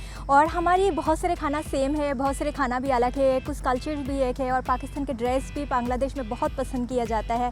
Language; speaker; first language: Hindi; non-native, fluent; Bangla